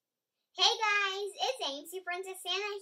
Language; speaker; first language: English; native; English